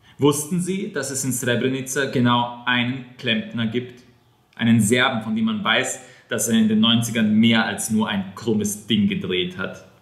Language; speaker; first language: German; non-native, fluent; Serbian